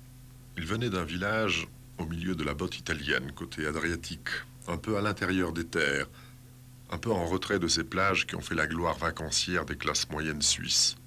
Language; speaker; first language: French; native; French